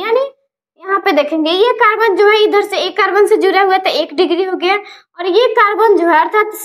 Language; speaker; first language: Hindi; native; Hindi